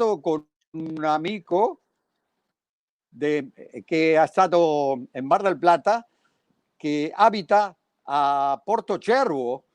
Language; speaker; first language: Italian; early bilingual, heritage; Spanish